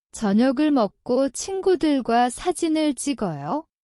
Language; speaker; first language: Korean; non-native, learner; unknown